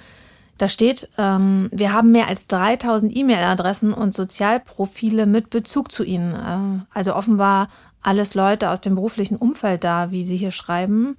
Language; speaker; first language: German; native; German